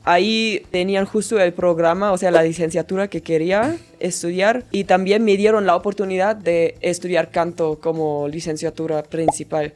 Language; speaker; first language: Spanish; non-native, fluent; German